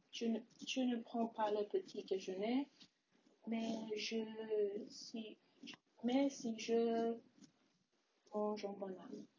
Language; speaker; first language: French; non-native, learner; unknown